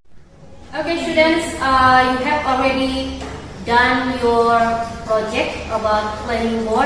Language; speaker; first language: English; non-native, fluent; Indonesian